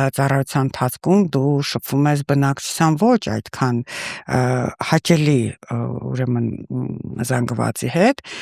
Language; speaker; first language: Armenian; early bilingual, heritage; Russian